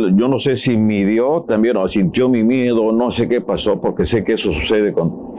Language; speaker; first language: Spanish; native; Spanish